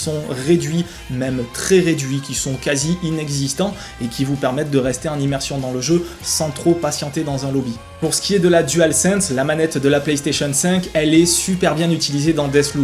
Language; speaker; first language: French; native; French